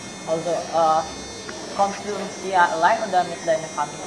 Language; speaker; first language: German; non-native, learner; Indonesian